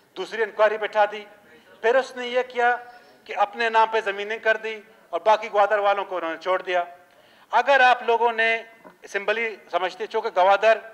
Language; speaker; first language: Urdu; non-native, local second language; Baluchi